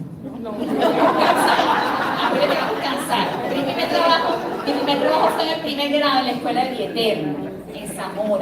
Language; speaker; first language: Spanish; native; Spanish